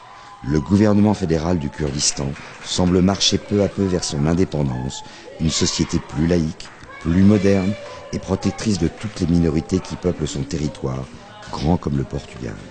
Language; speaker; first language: French; native; French